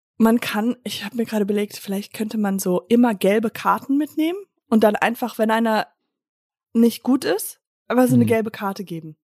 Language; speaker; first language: German; early bilingual, other home language; English